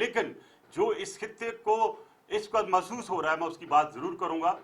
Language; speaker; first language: Urdu; native; Urdu